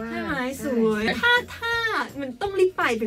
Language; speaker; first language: Thai; non-native, learner; Korean